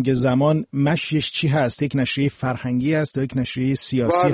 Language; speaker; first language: Persian; native; Persian